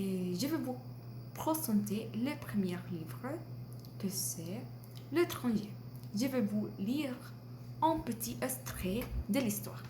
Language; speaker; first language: French; non-native, learner; Spanish